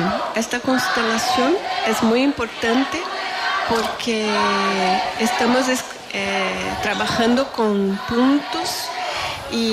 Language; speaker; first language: Spanish; non-native, fluent; Portuguese